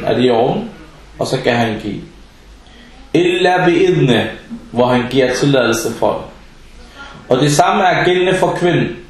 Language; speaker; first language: Danish; early bilingual, other home language; Arabic